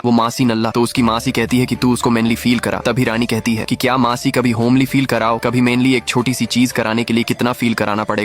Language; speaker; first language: Hindi; native; Hindi